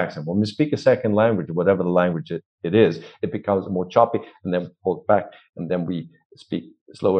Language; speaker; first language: English; non-native, fluent; Swedish